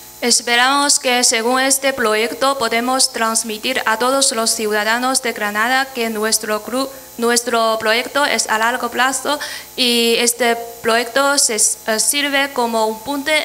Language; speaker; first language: Spanish; non-native, fluent; Chinese